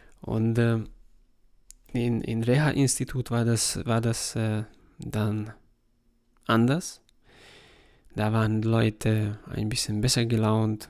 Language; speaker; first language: German; non-native, fluent; Hungarian